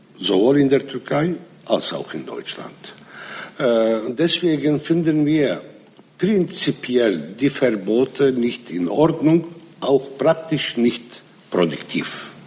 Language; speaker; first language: German; non-native, fluent; Arabic